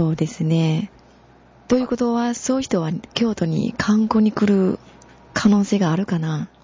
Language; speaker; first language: Japanese; non-native, fluent; Chinese